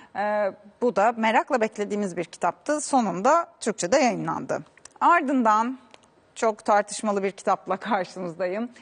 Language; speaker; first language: Turkish; native; Turkish